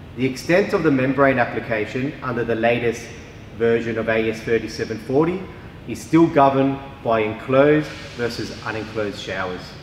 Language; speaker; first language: English; native; English